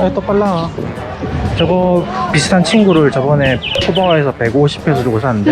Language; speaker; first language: Korean; native; Korean